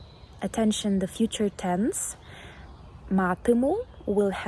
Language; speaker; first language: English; non-native, fluent; Ukrainian